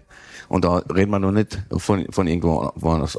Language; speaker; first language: German; native; German